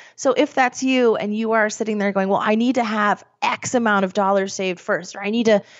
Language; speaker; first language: English; native; English